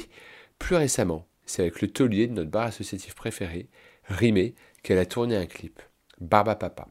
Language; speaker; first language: French; native; French